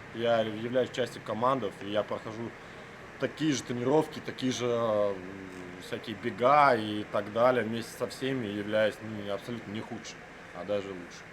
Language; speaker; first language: Russian; native; Russian